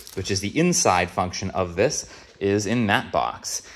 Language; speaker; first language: English; native; English